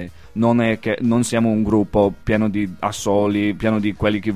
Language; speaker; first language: Italian; non-native, fluent; English